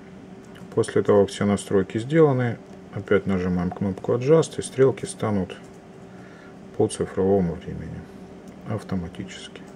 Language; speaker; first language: Russian; native; Russian